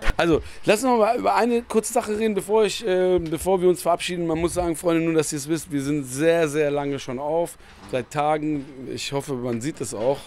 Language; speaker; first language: German; early bilingual, other home language; Persian